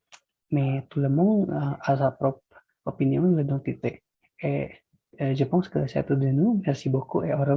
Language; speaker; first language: French; non-native, learner; Indonesian